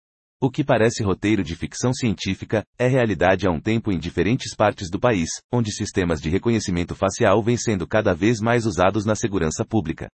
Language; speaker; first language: Portuguese; native; Portuguese